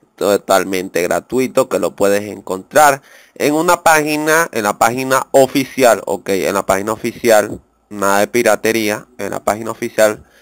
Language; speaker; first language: Spanish; native; Spanish